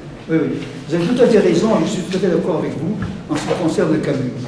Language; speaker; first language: French; native; French